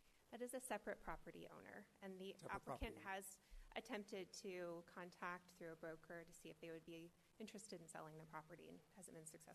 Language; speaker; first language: English; native; English